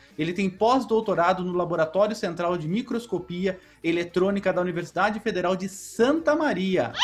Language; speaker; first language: Portuguese; native; Portuguese